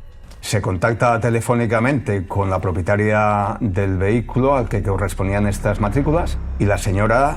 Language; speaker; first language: Spanish; native; Spanish